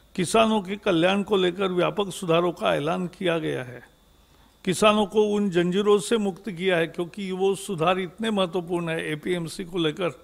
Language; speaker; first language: Hindi; non-native, local second language; Marathi